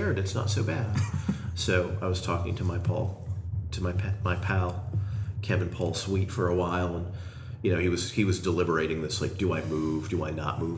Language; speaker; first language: English; native; English